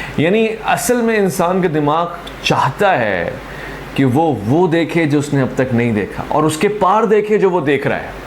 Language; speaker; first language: Urdu; non-native, local second language; Sindhi